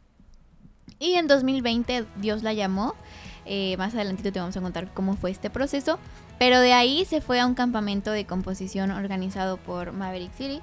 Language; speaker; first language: Spanish; native; Spanish